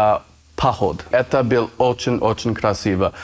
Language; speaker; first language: Russian; non-native, learner; English